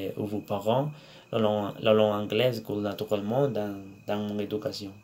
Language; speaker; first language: French; non-native, learner; Spanish